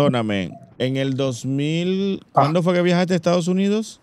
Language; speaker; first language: Spanish; native; Spanish